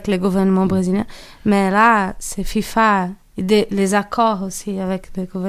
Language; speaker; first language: French; non-native, learner; Portuguese